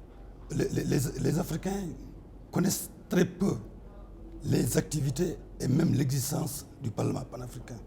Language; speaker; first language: French; non-native, local second language; Wolof